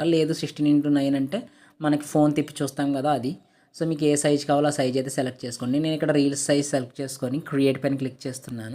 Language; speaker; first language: Telugu; native; Telugu